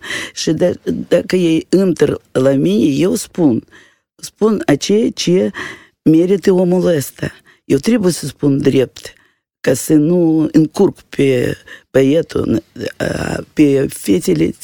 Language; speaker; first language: Romanian; non-native, local second language; Russian